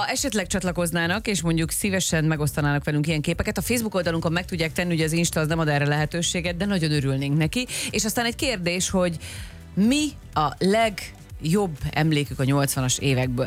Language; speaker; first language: Hungarian; native; Hungarian